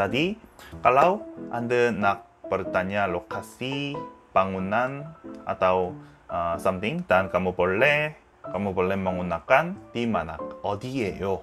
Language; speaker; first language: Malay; non-native, learner; Korean